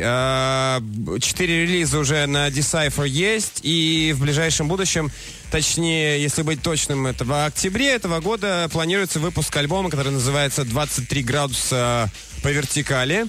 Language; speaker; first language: Russian; native; Russian